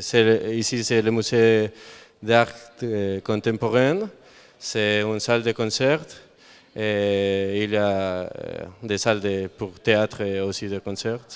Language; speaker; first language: French; non-native, learner; Spanish